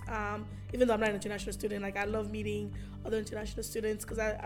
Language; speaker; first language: English; early bilingual, other home language; Ewe